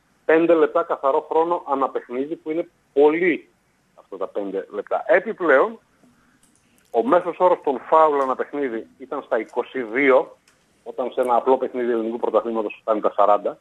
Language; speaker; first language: Greek; native; Greek